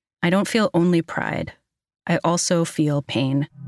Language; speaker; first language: English; early bilingual, other home language; Spanish